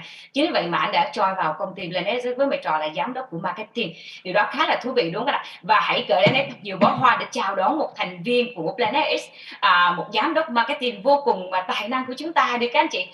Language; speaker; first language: Vietnamese; native; Vietnamese